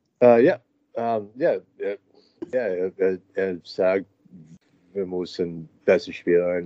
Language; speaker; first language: German; non-native, learner; English